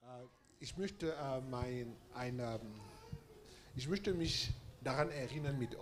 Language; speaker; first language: German; non-native, fluent; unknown